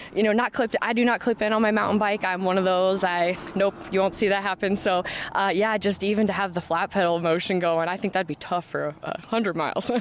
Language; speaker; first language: English; native; English